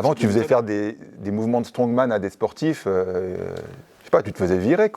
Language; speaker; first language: French; native; French